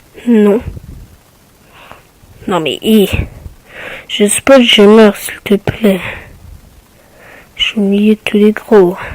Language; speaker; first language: French; native; French